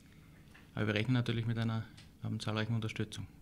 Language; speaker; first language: German; native; German